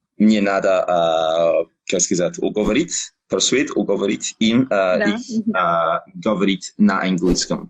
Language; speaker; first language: Russian; non-native, learner; English